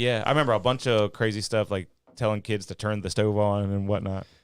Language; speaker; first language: English; native; English